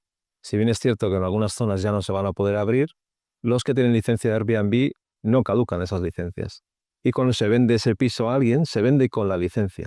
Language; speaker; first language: Spanish; native; Spanish